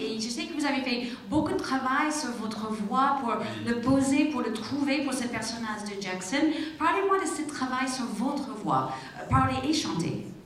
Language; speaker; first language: French; native; French